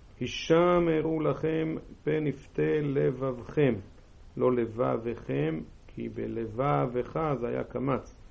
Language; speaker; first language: Hebrew; native; Hebrew